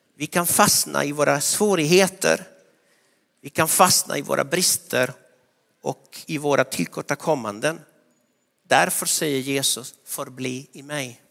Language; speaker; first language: Swedish; non-native, fluent; Spanish